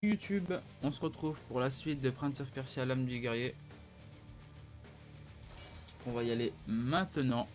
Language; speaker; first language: French; native; French